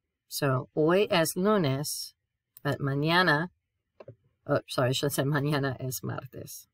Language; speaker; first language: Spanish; non-native, fluent; English